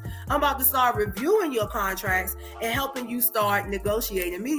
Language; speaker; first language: English; native; English